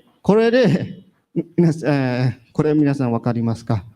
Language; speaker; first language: Japanese; non-native, learner; Burmese